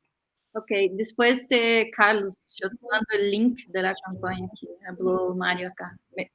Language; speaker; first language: Spanish; non-native, fluent; Portuguese